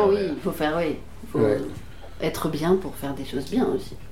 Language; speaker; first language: French; native; French